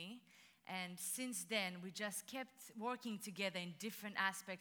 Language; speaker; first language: English; non-native, fluent; Russian